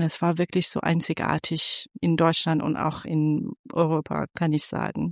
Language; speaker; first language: German; non-native, fluent; Persian